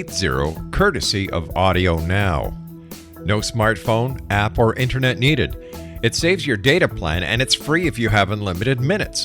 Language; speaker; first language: English; native; English